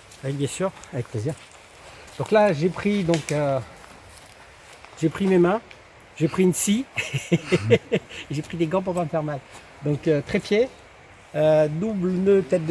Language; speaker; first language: French; native; French